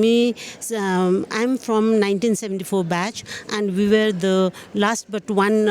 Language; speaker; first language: English; non-native, local second language; Nepali